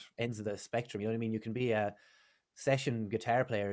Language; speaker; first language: English; native; English